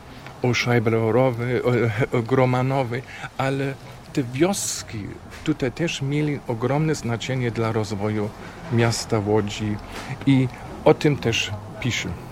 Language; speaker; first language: Polish; non-native, fluent; German